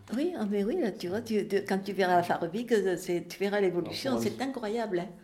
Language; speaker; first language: French; native; French